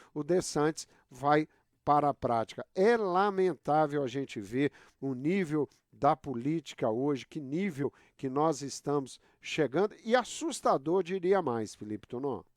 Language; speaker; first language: Portuguese; native; Portuguese